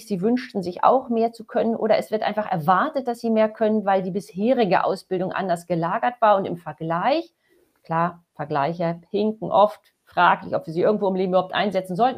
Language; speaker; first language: German; native; German